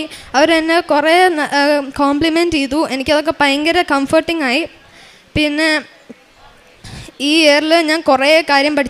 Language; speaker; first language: Malayalam; early bilingual, heritage; Malayalam